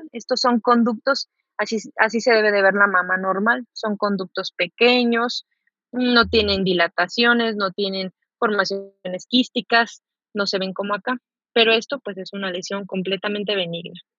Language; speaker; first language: Spanish; native; Spanish